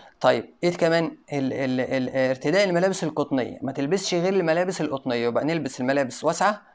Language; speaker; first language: Arabic; native; Arabic